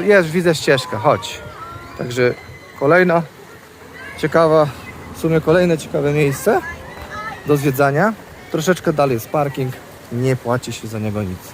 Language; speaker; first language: Polish; native; Polish